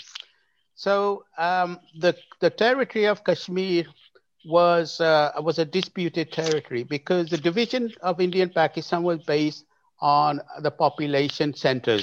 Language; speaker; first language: English; native; English